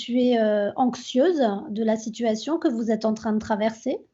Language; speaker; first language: French; native; French